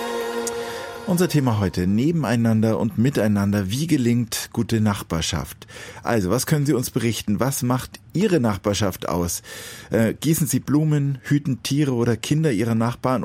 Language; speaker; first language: German; native; German